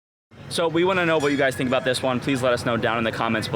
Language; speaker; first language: English; native; English